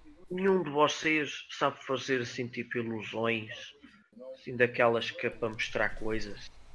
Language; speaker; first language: Portuguese; native; Portuguese